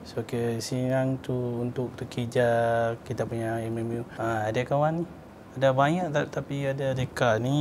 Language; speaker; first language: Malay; non-native, learner; Nepali